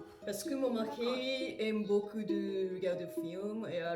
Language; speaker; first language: French; non-native, learner; Japanese